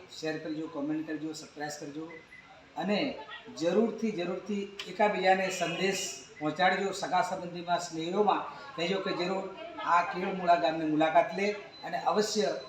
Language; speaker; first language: Gujarati; native; Gujarati